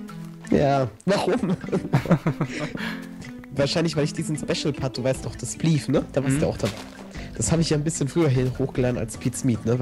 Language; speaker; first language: German; native; German